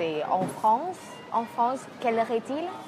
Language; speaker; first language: French; non-native, fluent; Thai